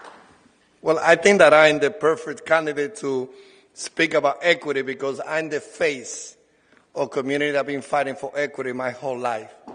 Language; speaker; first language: English; non-native, fluent; Spanish